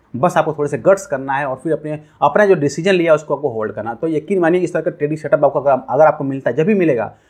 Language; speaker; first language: Hindi; native; Hindi